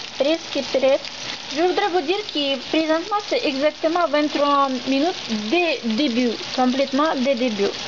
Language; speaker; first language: French; non-native, learner; Russian